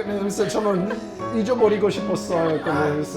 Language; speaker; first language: Korean; non-native, fluent; Italian